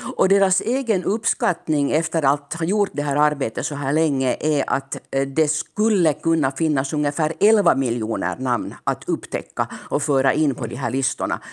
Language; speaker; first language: Swedish; native; Swedish